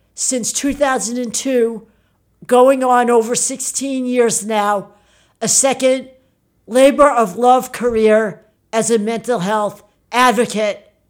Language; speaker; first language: English; early bilingual, other home language; Italian